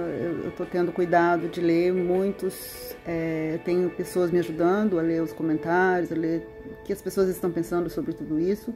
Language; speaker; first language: Portuguese; native; Portuguese